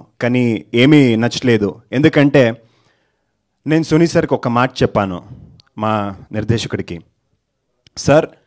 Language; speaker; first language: Telugu; non-native, learner; Kannada